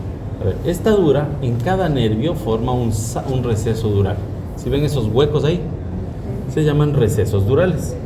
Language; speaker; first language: Spanish; native; Spanish